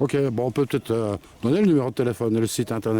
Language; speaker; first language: French; native; French